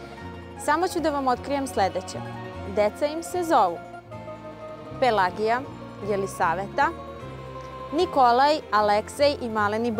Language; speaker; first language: Serbian; native; Serbian